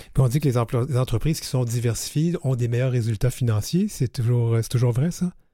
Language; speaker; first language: French; native; French